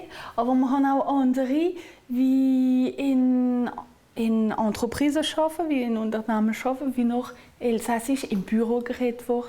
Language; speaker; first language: German; non-native, local second language; Swiss German